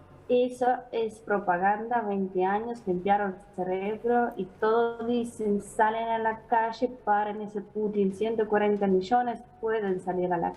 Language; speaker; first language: Spanish; non-native, fluent; Ukrainian